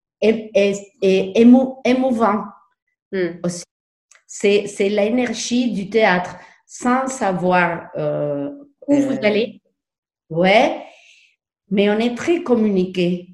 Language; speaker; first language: French; non-native, learner; Spanish